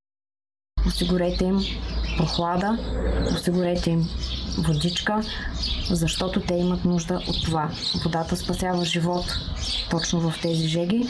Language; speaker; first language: Bulgarian; native; Bulgarian